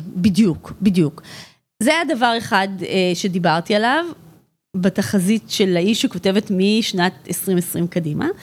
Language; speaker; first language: Hebrew; native; Hebrew